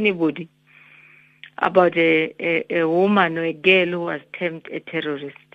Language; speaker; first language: English; non-native, local second language; Zulu